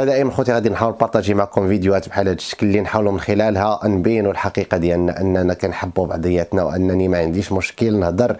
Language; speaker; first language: Arabic; native; Arabic